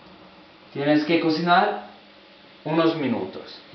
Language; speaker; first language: Spanish; non-native, fluent; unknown